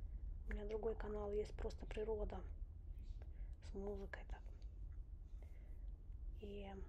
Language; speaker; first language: Russian; non-native, local second language; Romanian